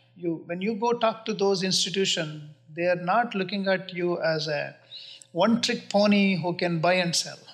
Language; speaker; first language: English; non-native, local second language; Kannada